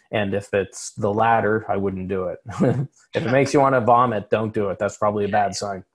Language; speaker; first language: English; native; English